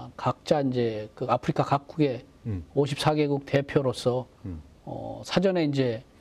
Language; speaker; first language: Korean; native; Korean